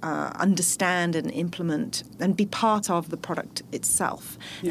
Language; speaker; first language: English; native; English